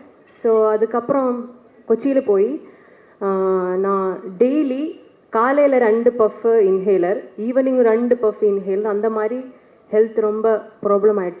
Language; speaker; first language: Tamil; non-native, learner; Malayalam